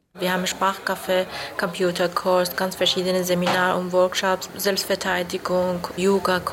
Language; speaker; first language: German; non-native, fluent; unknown